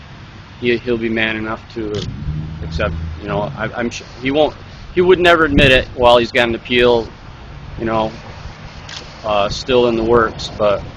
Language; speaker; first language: English; native; English